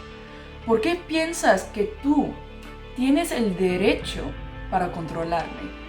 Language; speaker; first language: Spanish; non-native, local second language; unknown